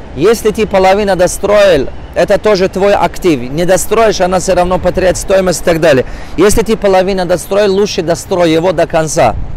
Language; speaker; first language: Russian; non-native, local second language; Tajik